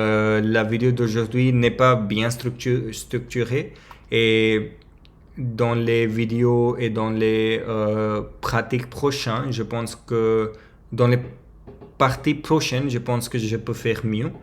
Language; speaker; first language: French; non-native, learner; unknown